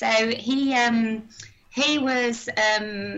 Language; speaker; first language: English; native; English